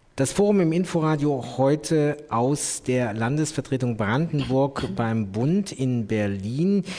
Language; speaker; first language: German; native; German